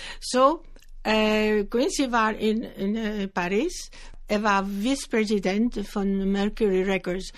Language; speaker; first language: German; non-native, learner; Greek